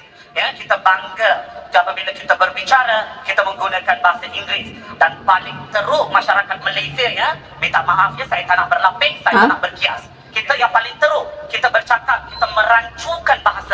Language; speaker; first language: Malay; native; Malay